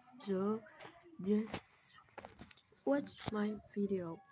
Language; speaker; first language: English; non-native, learner; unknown